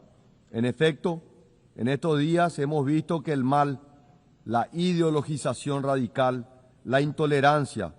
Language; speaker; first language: Spanish; native; Spanish